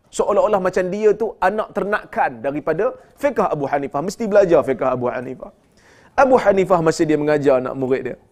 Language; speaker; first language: Malay; native; Malay